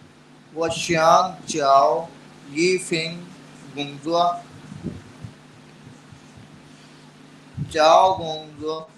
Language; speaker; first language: Chinese; non-native, learner; Urdu